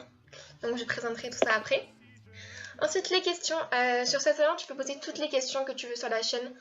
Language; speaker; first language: French; native; French